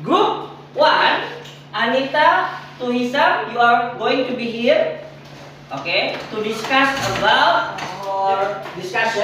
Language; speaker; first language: English; non-native, fluent; Indonesian